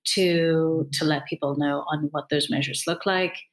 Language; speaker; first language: English; native; English